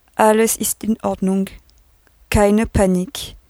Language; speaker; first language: German; non-native, learner; French